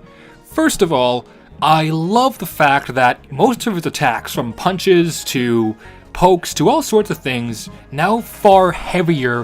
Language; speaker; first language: English; native; English